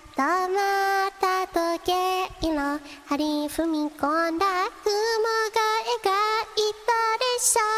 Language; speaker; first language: Japanese; non-native, learner; English